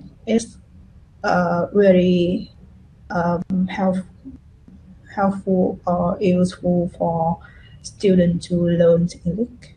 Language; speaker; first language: English; non-native, learner; Vietnamese